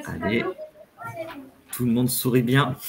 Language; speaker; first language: French; native; French